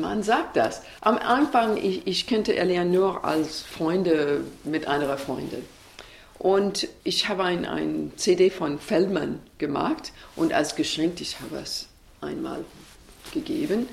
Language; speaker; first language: German; non-native, learner; English